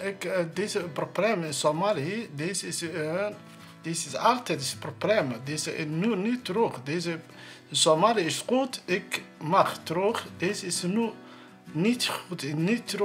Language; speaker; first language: Dutch; non-native, learner; Somali